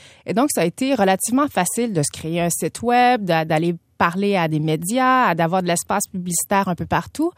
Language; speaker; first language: French; early bilingual, other home language; Vietnamese